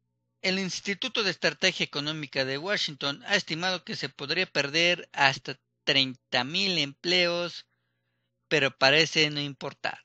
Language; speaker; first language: Spanish; native; Spanish